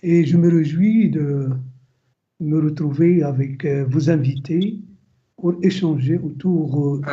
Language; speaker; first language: French; non-native, local second language; Arabic